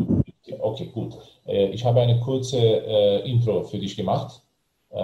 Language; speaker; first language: German; non-native, learner; Bosnian